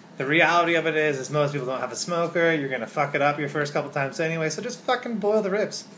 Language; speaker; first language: English; native; English